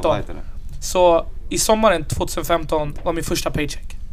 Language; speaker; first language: Swedish; early bilingual, other home language; Arabic